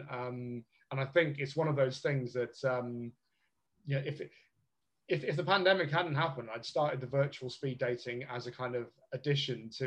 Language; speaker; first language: English; native; English